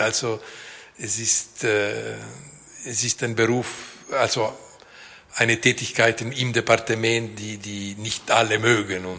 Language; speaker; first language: German; non-native, local second language; French